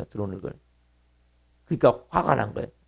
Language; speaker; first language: Korean; native; Korean